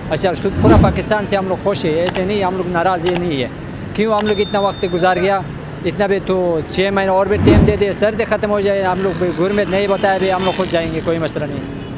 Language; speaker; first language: Urdu; early bilingual, other home language; Pashto